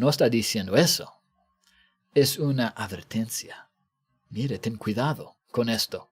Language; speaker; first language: Spanish; non-native, fluent; English